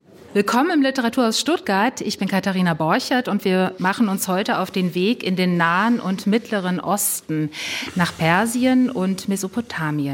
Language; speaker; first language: German; native; German